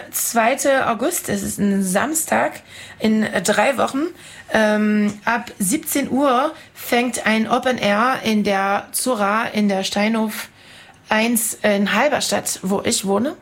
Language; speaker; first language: German; non-native, fluent; French